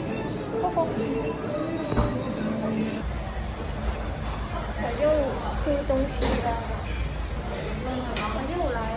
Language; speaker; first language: Chinese; non-native, local second language; Cantonese